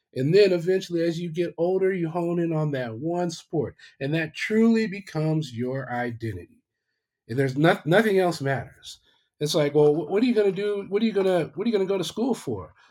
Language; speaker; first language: English; native; English